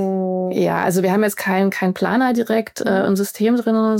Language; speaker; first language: German; native; German